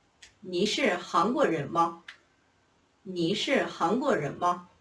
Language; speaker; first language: Chinese; non-native, fluent; Korean